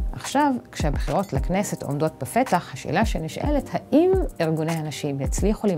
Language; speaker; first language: Hebrew; native; Hebrew